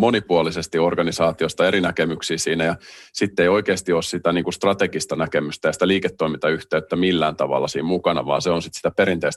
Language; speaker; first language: Finnish; native; Finnish